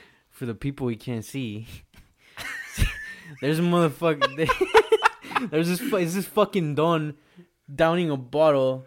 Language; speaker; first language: English; early bilingual, other home language; Spanish